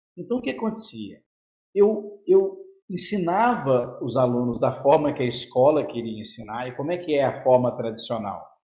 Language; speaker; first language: Portuguese; native; Portuguese